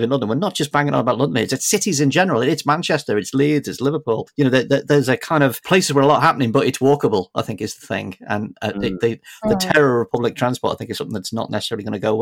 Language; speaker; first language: English; native; English